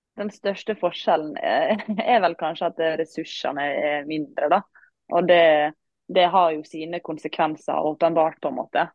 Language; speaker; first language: Norwegian; native; Norwegian